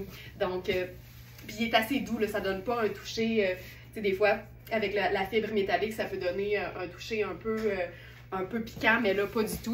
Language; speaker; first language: French; native; French